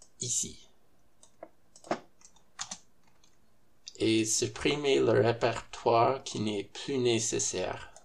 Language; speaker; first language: French; non-native, fluent; English